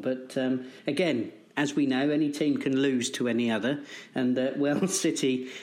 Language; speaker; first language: English; native; English